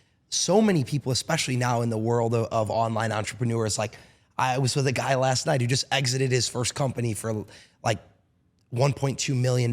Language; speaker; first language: English; native; English